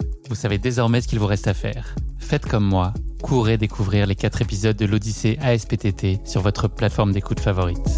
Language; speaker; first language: French; native; French